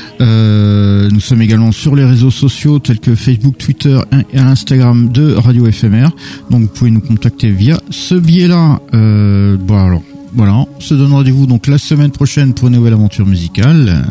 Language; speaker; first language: French; native; French